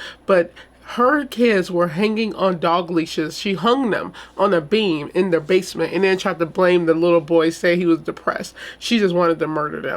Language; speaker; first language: English; native; English